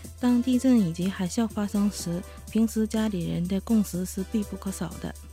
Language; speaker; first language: Chinese; native; Chinese